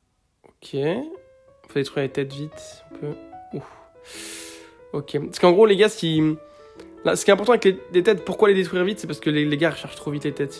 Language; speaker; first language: French; native; French